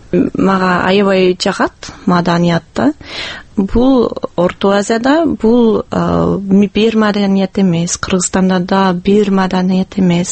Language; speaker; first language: Kyrgyz; non-native, fluent; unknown